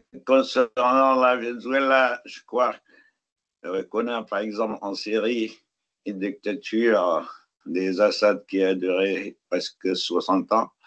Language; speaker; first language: French; non-native, fluent; Arabic